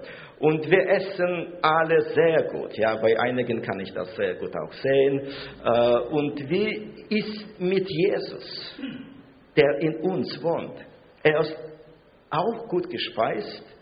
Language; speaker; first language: German; non-native, fluent; Russian